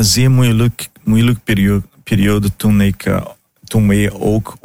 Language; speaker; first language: Dutch; non-native, fluent; Italian